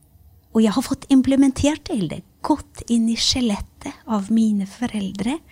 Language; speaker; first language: Norwegian; early bilingual, other home language; Albanian